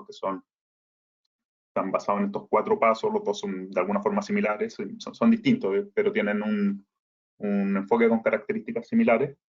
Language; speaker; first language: Spanish; native; Spanish